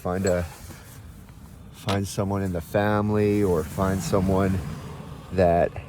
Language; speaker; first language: English; native; English